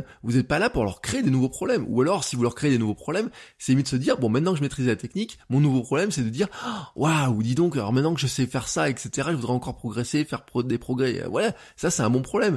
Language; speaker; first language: French; native; French